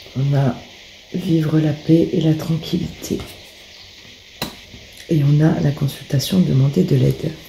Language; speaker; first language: French; native; French